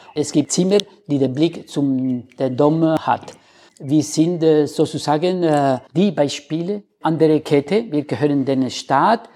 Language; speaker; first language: German; non-native, fluent; Spanish